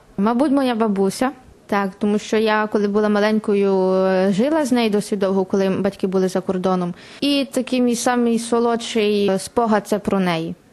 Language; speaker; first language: Ukrainian; native; Ukrainian